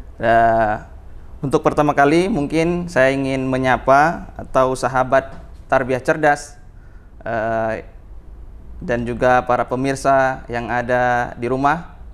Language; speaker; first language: Indonesian; native; Indonesian